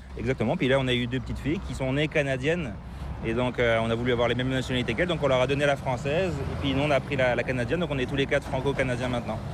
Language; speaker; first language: French; native; French